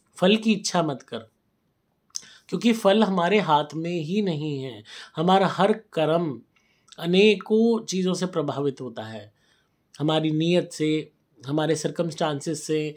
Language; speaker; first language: Hindi; native; Hindi